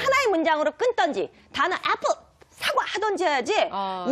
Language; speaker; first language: Korean; native; Korean